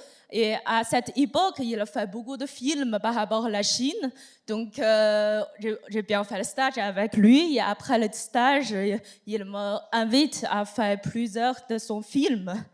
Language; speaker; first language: French; non-native, learner; Chinese